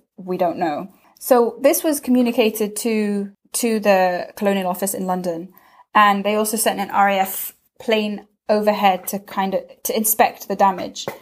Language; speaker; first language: English; native; English